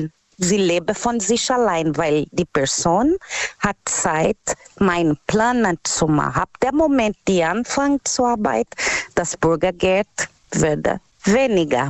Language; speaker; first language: German; non-native, learner; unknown